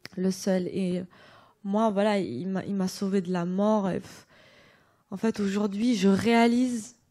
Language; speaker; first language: French; native; French